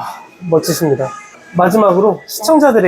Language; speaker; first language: Korean; native; Korean